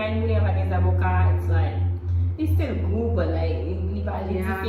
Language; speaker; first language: Haitian Creole; early bilingual, heritage; Haitian Creole